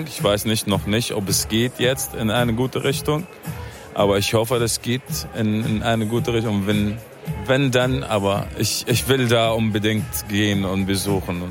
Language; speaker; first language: German; non-native, fluent; Arabic